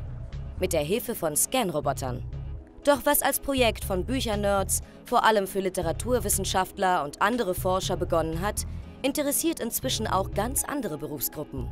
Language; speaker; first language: German; native; German